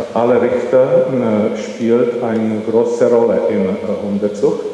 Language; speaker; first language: German; non-native, learner; Czech